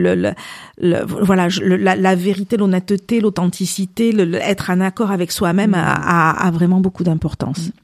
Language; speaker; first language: French; native; French